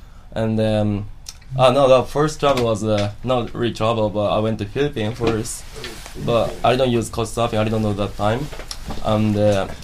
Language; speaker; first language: English; non-native, fluent; Japanese